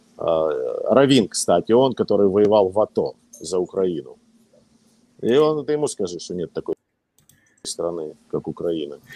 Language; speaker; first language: Russian; native; Russian